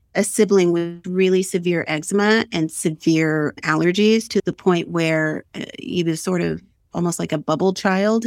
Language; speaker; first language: English; native; English